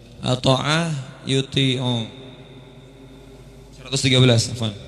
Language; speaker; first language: Arabic; non-native, fluent; Indonesian